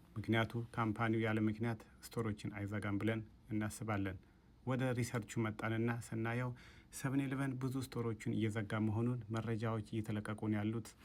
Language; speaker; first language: Amharic; native; Amharic